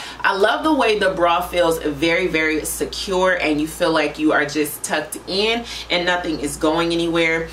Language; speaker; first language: English; native; English